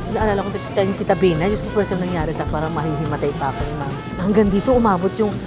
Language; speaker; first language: Filipino; native; Filipino